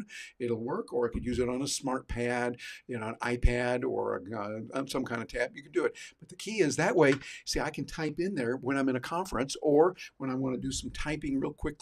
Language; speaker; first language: English; native; English